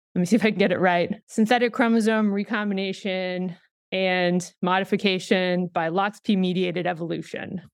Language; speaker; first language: English; native; English